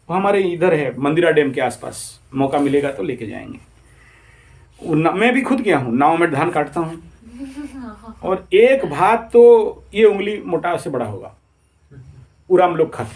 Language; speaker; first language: Hindi; non-native, local second language; Odia